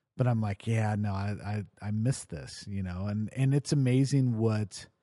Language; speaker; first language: English; native; English